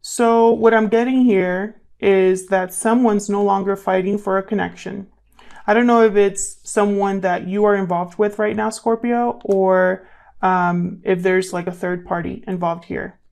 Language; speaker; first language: English; native; English